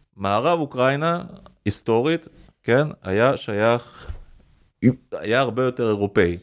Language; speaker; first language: Hebrew; early bilingual, other home language; Russian